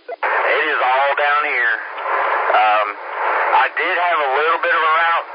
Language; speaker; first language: English; native; English